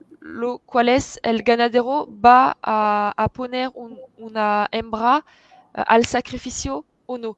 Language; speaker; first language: Spanish; non-native, fluent; French